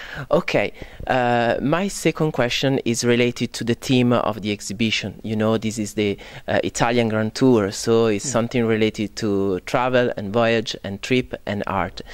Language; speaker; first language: English; non-native, fluent; Italian